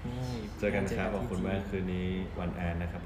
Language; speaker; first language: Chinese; non-native, learner; Thai